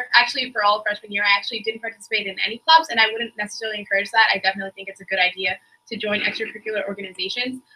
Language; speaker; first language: English; native; English